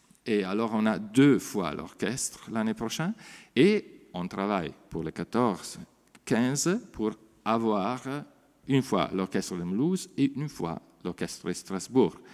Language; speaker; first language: French; non-native, fluent; Italian